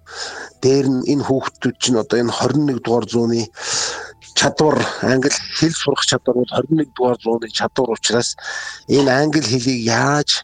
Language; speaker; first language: Mongolian; native; Mongolian